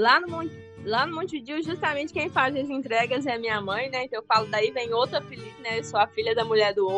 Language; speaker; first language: Portuguese; native; Portuguese